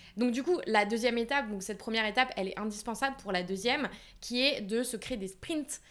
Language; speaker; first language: French; native; French